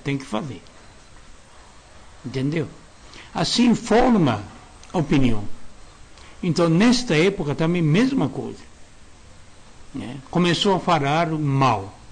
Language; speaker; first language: Portuguese; non-native, learner; Japanese